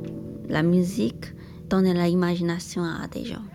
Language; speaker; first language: French; non-native, learner; Chinese